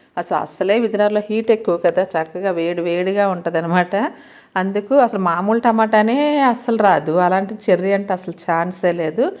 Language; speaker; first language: Telugu; native; Telugu